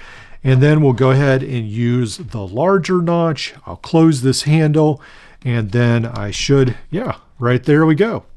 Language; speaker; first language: English; native; English